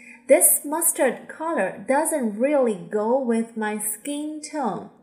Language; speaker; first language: English; non-native, fluent; Chinese